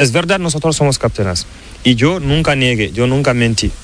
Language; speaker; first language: Spanish; non-native, learner; Fula